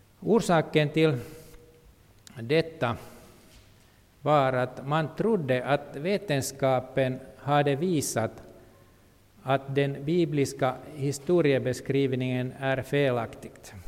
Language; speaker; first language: Swedish; non-native, local second language; Finnish